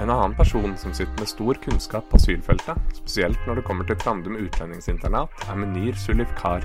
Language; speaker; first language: Norwegian; native; Norwegian